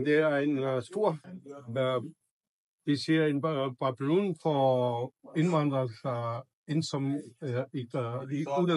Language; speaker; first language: Danish; non-native, learner; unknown